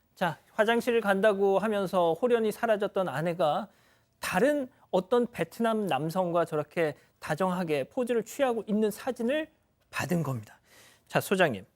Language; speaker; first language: Korean; native; Korean